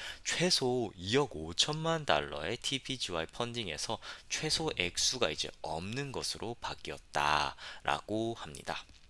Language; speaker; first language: Korean; native; Korean